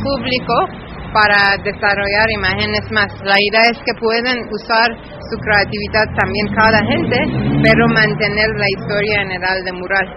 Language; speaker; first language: Spanish; non-native, learner; Persian